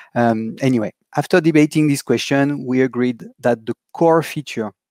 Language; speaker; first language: English; non-native, fluent; French